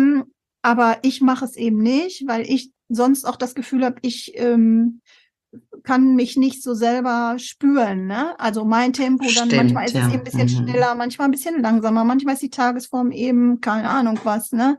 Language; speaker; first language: German; native; German